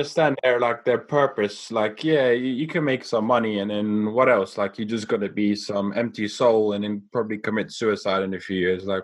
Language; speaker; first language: English; non-native, local second language; Afrikaans